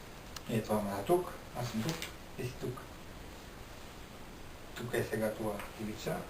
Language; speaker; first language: Bulgarian; non-native, learner; Finnish